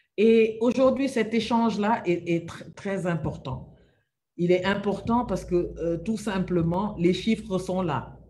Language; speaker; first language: French; non-native, local second language; Wolof